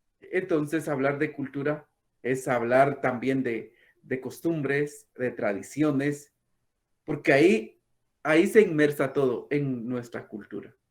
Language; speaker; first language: Spanish; non-native, local second language; Kaqchikel